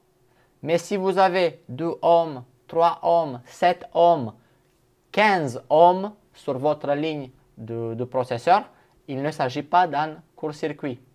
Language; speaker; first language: French; non-native, fluent; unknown